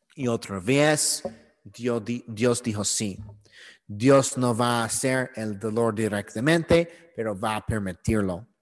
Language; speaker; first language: Spanish; non-native, learner; English